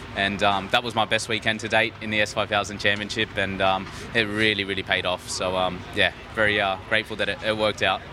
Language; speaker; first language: English; native; English